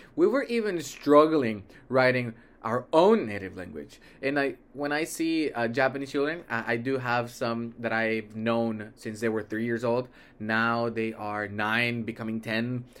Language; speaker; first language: English; early bilingual, other home language; Spanish